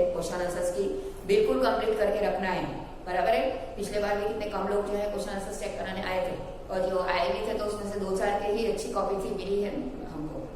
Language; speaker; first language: Hindi; non-native, local second language; Gujarati